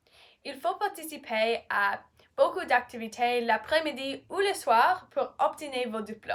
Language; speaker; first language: French; non-native, learner; English